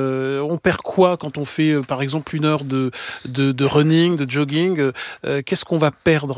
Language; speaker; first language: French; native; French